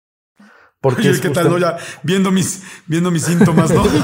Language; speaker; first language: Spanish; native; Spanish